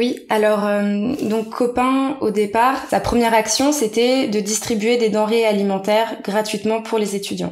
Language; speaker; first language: French; native; French